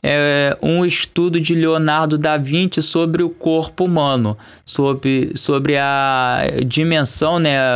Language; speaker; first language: Portuguese; native; Portuguese